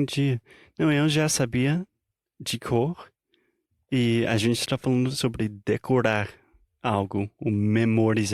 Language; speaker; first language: Portuguese; non-native, fluent; English